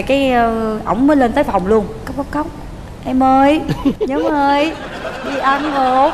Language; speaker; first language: Vietnamese; native; Vietnamese